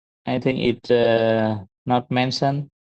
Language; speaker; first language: English; non-native, learner; Vietnamese